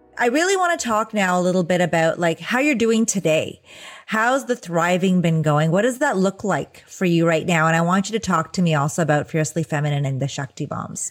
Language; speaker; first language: English; early bilingual, other home language; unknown